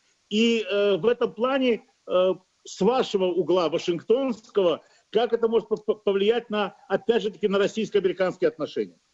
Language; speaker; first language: Russian; native; Russian